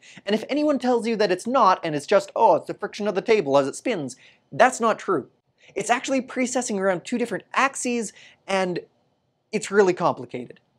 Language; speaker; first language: English; native; English